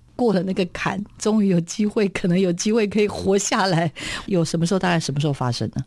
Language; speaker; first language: Chinese; native; Chinese